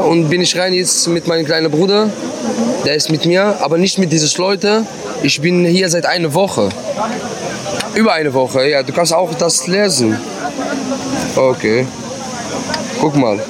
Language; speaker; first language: German; non-native, learner; Arabic